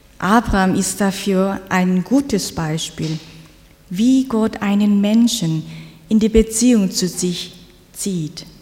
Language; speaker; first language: German; non-native, fluent; Korean